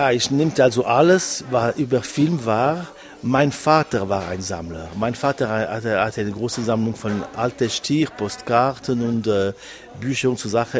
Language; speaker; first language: German; non-native, local second language; French